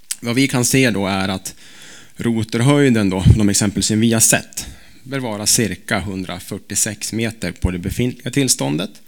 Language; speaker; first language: Swedish; native; Swedish